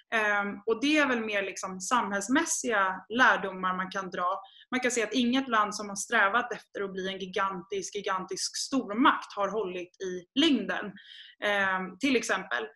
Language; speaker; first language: Swedish; native; Swedish